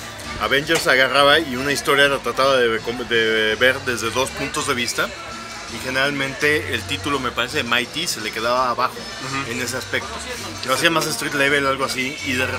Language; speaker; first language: Spanish; native; Spanish